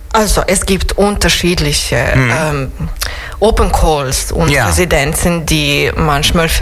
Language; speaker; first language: German; non-native, fluent; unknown